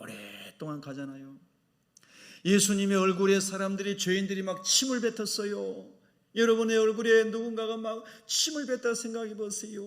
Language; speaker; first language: Korean; native; Korean